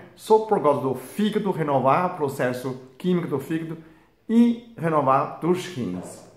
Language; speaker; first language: Portuguese; non-native, fluent; Chinese